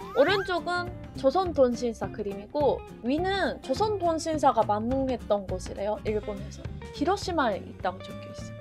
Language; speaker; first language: Korean; non-native, fluent; Japanese